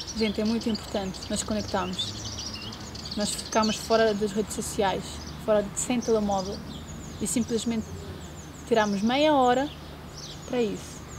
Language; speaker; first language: Portuguese; early bilingual, other home language; Ukrainian